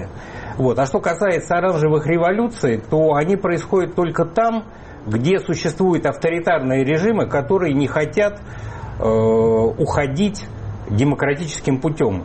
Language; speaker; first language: Russian; native; Russian